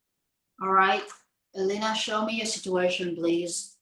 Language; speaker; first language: English; non-native, fluent; Vietnamese